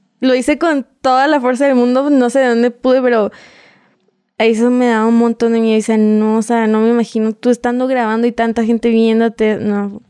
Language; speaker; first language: Spanish; native; Spanish